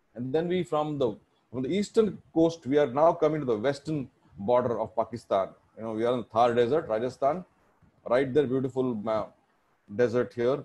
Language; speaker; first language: English; non-native, local second language; Marathi